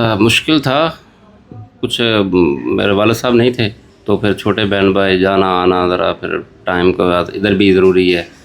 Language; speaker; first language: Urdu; non-native, local second language; Punjabi